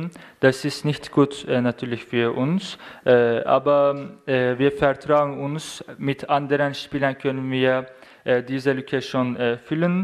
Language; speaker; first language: German; non-native, fluent; Turkish